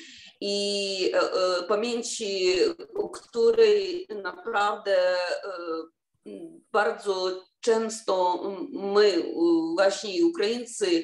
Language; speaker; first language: Polish; non-native, fluent; Ukrainian